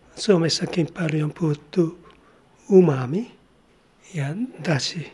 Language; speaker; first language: Finnish; non-native, learner; Japanese